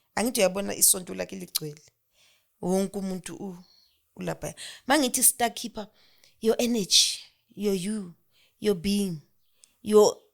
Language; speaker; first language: Zulu; non-native, local second language; Southern Sotho